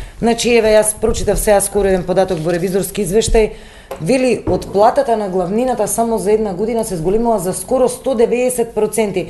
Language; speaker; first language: Macedonian; native; Macedonian